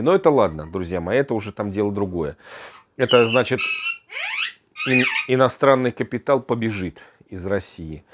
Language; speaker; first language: Russian; native; Russian